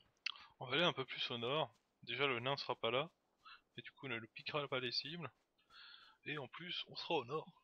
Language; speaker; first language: French; native; French